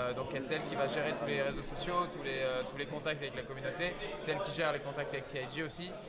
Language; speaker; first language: French; native; French